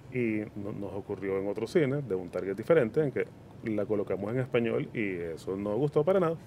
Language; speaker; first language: Spanish; native; Spanish